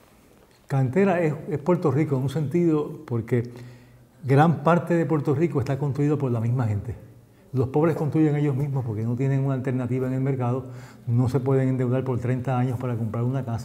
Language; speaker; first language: Spanish; native; Spanish